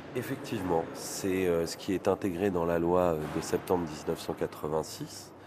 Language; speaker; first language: French; native; French